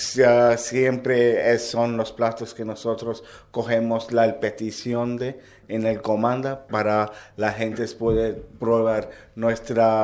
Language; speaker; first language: Spanish; non-native, learner; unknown